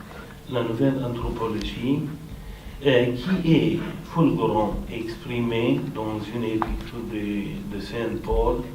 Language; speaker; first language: French; non-native, fluent; Romanian